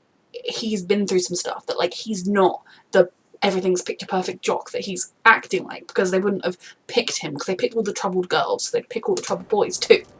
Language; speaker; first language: English; native; English